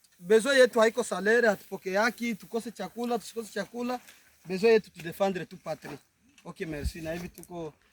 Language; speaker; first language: Swahili; native; Swahili